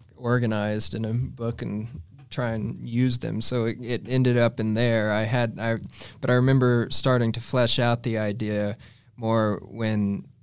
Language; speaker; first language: English; native; English